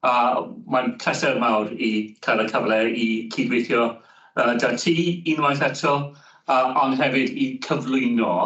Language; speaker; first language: Welsh; non-native, fluent; English